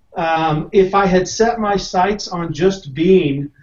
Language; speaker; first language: English; native; English